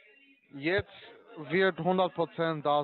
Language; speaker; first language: German; non-native, learner; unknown